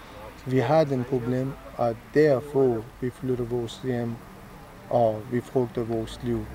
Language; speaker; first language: Danish; non-native, fluent; Persian